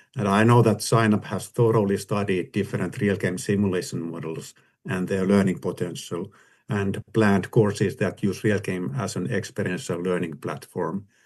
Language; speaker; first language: English; non-native, fluent; Finnish